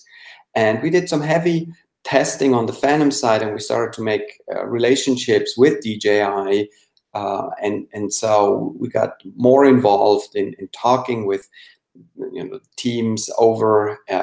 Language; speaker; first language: English; non-native, fluent; Swiss German